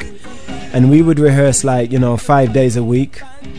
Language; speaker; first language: English; native; English